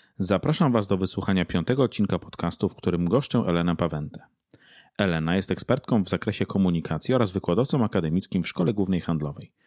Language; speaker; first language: Polish; native; Polish